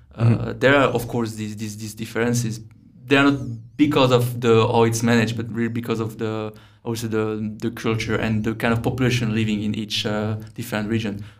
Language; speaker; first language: English; non-native, fluent; French